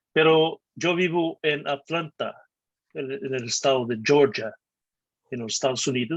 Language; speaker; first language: Spanish; non-native, fluent; Portuguese